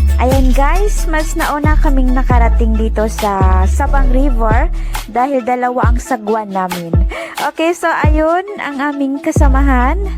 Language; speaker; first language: Filipino; non-native, local second language; Cebuano